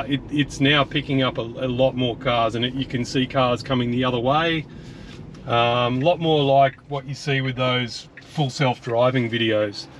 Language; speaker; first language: English; native; English